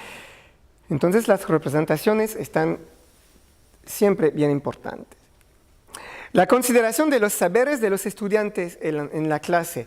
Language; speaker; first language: Spanish; non-native, learner; French